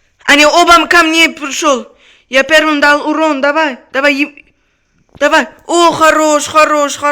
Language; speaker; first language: Russian; non-native, local second language; Uzbek